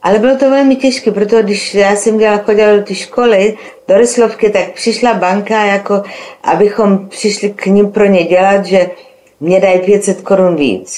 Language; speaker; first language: Czech; non-native, local second language; Slovak